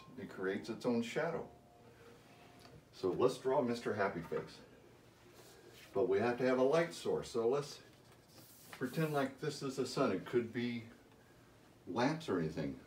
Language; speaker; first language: English; native; English